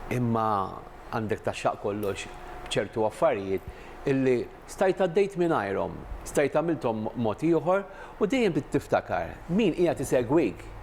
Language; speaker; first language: Maltese; native; Maltese